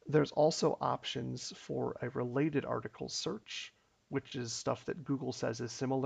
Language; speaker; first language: English; native; English